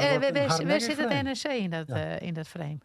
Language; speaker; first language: Dutch; non-native, local second language; Western Frisian